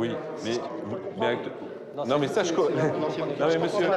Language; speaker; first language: French; native; French